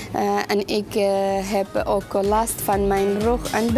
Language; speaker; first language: Dutch; non-native, learner; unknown